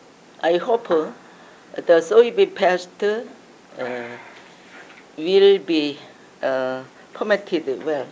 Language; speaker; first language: English; non-native, learner; Korean